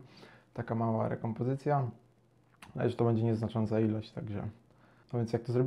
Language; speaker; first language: Polish; native; Polish